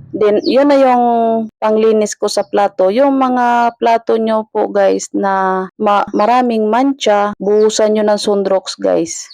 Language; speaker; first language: Filipino; non-native, local second language; Cebuano